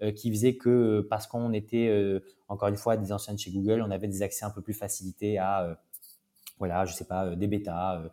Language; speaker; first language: French; native; French